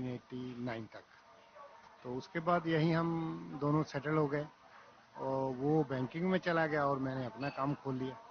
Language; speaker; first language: Hindi; native; Hindi